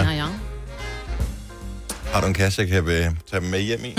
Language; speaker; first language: Danish; native; Danish